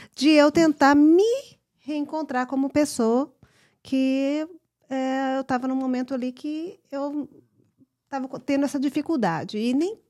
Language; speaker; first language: Portuguese; early bilingual, heritage; English